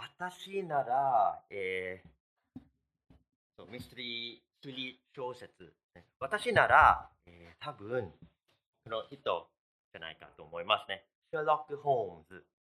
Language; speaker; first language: Japanese; non-native, fluent; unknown